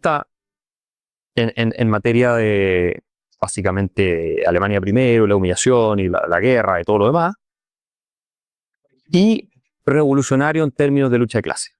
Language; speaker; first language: Spanish; native; Spanish